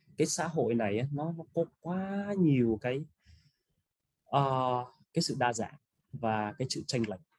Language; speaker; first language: Vietnamese; native; Vietnamese